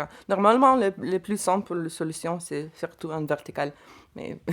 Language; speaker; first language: French; non-native, learner; Lithuanian